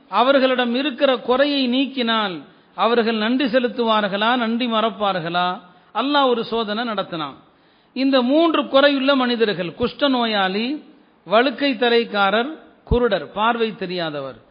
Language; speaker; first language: Tamil; native; Tamil